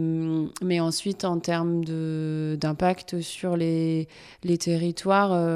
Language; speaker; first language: French; native; French